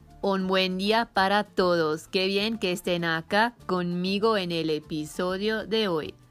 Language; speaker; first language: Spanish; non-native, fluent; German